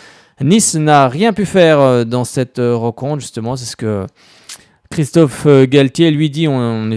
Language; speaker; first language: French; native; French